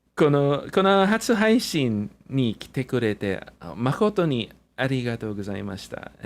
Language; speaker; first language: Japanese; non-native, fluent; English